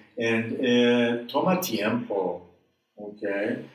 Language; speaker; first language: Spanish; non-native, learner; English